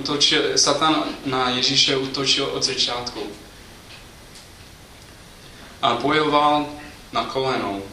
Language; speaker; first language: Czech; non-native, fluent; English